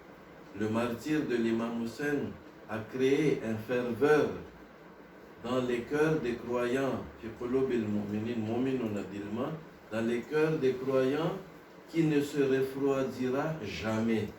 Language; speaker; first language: French; non-native, local second language; Gujarati